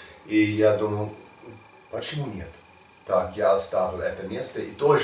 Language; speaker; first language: Russian; non-native, learner; English